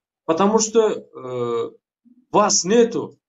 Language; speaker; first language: Russian; non-native, local second language; Turkmen